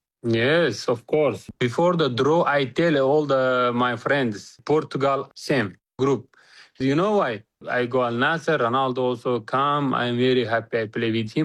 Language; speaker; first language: English; non-native, learner; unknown